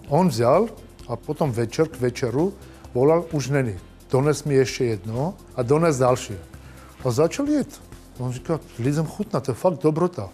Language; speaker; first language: Czech; non-native, learner; Armenian